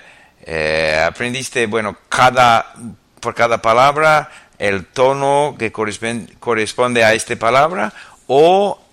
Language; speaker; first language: Spanish; non-native, fluent; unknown